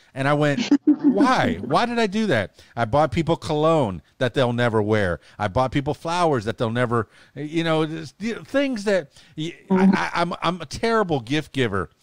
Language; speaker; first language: English; native; English